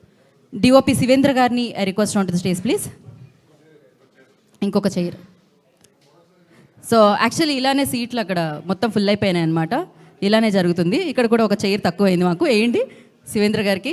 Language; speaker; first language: Telugu; native; Telugu